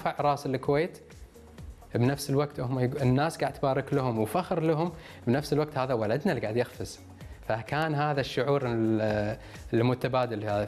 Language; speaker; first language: Arabic; native; Arabic